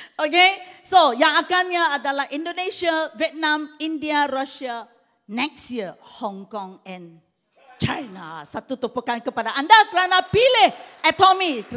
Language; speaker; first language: Malay; non-native, local second language; Chinese